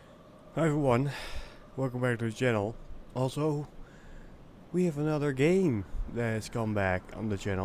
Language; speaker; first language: English; non-native, fluent; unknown